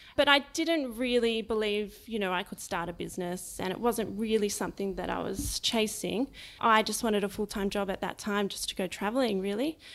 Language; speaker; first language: English; native; English